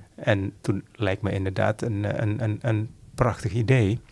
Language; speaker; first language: Dutch; non-native, fluent; Malay